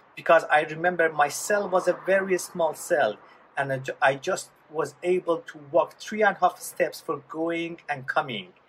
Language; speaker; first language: English; non-native, fluent; Persian